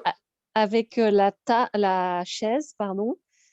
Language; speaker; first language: French; native; French